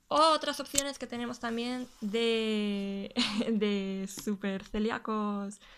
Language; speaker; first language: Spanish; native; Spanish